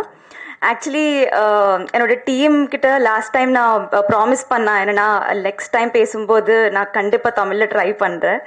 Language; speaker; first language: Tamil; non-native, learner; Telugu